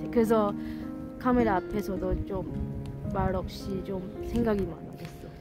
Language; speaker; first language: Korean; non-native, learner; Chinese